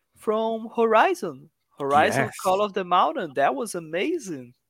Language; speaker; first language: English; non-native, fluent; Portuguese